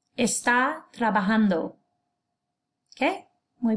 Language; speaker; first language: Spanish; non-native, fluent; English